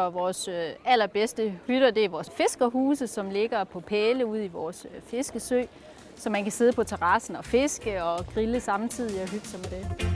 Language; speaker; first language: Danish; native; Danish